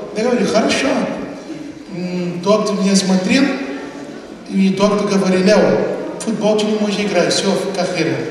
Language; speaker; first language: Russian; non-native, learner; Portuguese